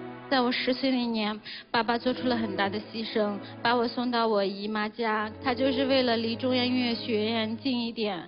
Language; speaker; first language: Chinese; native; Chinese